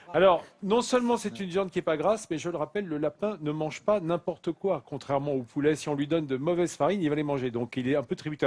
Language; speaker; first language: French; native; French